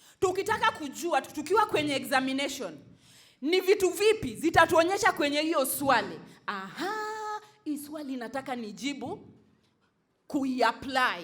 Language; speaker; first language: Swahili; non-native, local second language; Luo (Kenya and Tanzania)